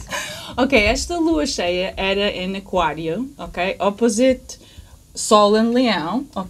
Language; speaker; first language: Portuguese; non-native, fluent; English